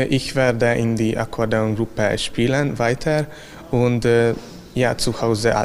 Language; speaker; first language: German; non-native, local second language; Hungarian